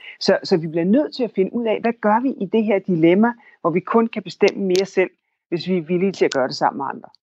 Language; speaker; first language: Danish; native; Danish